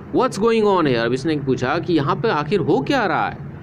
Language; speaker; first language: Hindi; native; Hindi